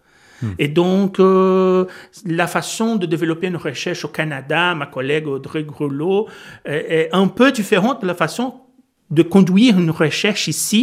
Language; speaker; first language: French; non-native, fluent; Portuguese